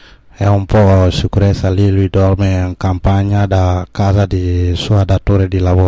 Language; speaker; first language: Italian; non-native, learner; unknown